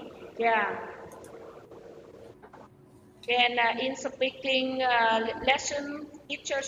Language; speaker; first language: English; non-native, learner; Vietnamese